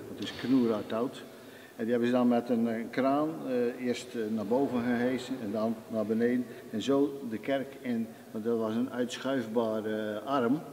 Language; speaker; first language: Dutch; native; Dutch